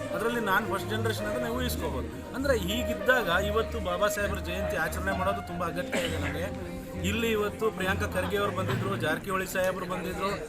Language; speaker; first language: Kannada; non-native, local second language; Lambadi